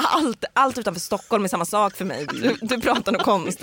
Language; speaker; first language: Swedish; native; Swedish